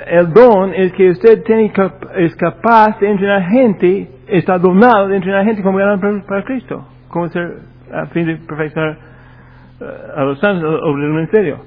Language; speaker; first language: Spanish; non-native, fluent; English